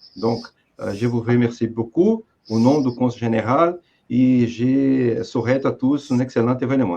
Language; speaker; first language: French; non-native, fluent; Portuguese